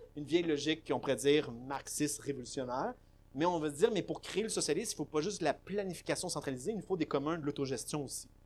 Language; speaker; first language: French; native; French